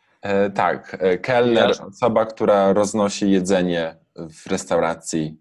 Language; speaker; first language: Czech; non-native, learner; Polish